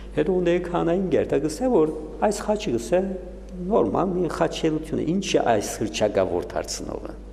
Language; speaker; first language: Armenian; native; Armenian